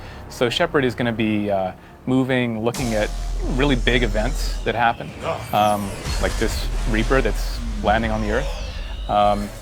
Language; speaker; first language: English; native; English